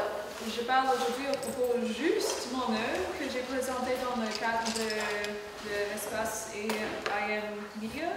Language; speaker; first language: French; non-native, learner; English